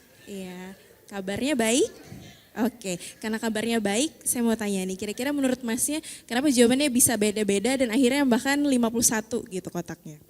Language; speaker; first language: Indonesian; native; Indonesian